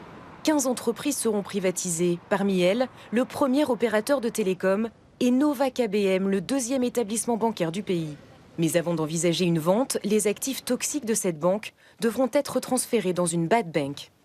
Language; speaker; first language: French; native; French